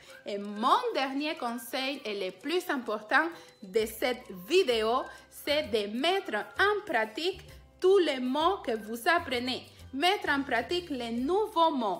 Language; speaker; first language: French; non-native, fluent; Spanish